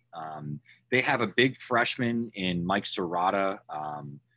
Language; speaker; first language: English; native; English